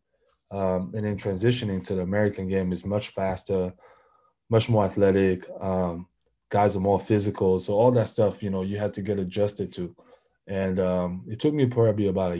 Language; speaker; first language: English; non-native, local second language; French